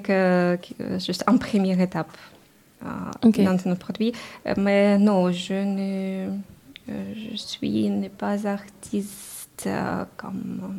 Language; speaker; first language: French; non-native, learner; Ukrainian